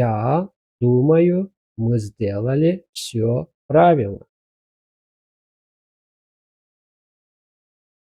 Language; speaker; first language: Russian; non-native, fluent; Azerbaijani